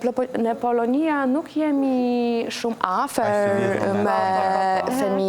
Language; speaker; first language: Albanian; non-native, learner; Polish